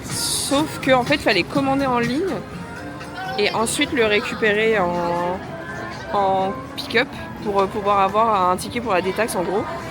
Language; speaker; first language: French; native; French